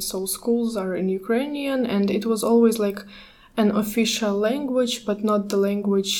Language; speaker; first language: English; non-native, fluent; Ukrainian